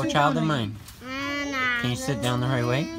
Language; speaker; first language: English; native; English